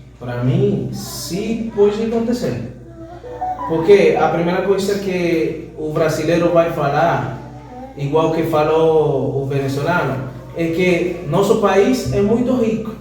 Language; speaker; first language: Portuguese; non-native, fluent; Spanish